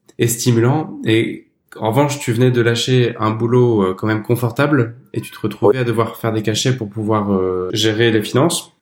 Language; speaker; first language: French; native; French